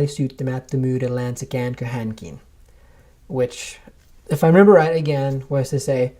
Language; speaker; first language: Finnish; non-native, fluent; English